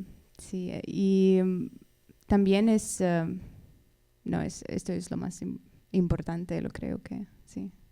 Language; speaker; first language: Spanish; non-native, fluent; Russian